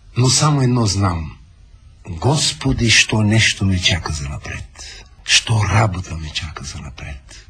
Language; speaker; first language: Bulgarian; native; Bulgarian